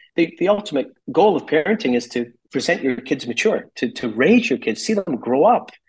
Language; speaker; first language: English; native; English